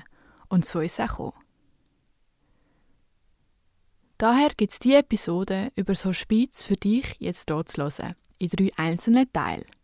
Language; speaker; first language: German; native; German